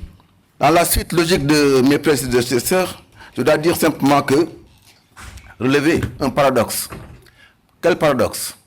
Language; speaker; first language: French; non-native, local second language; Wolof